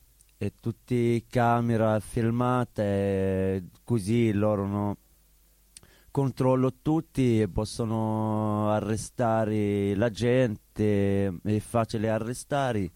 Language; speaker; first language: Italian; non-native, learner; Arabic